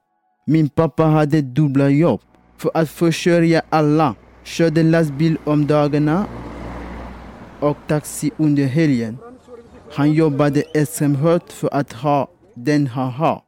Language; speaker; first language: Swedish; non-native, fluent; French